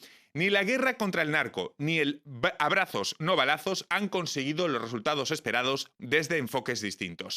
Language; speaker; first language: Spanish; native; Spanish